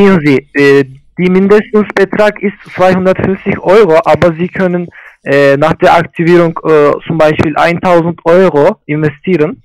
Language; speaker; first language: German; non-native, learner; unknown